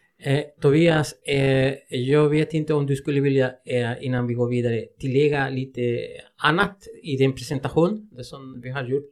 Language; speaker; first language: Swedish; non-native, fluent; Spanish